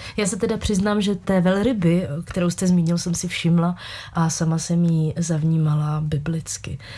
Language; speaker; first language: Czech; native; Czech